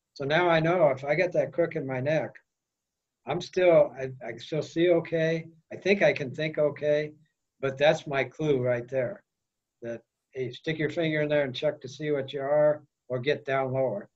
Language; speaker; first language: English; native; English